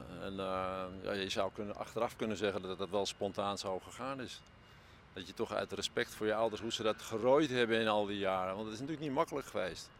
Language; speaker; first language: Dutch; native; Dutch